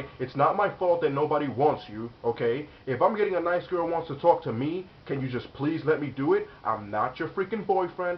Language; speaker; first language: English; native; English